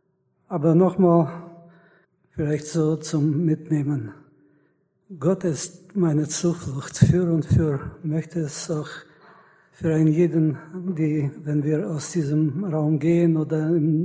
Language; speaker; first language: German; non-native, fluent; Russian